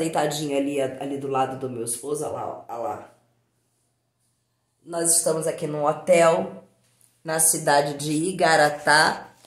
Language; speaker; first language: Portuguese; native; Portuguese